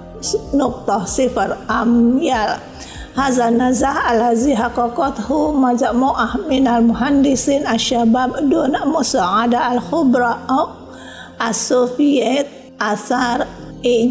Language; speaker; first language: Arabic; non-native, fluent; Indonesian